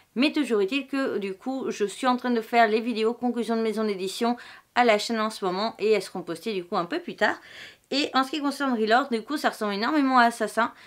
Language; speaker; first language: French; native; French